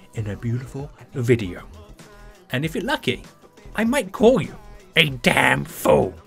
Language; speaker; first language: English; native; English